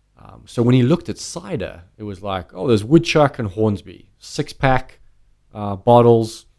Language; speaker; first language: English; native; English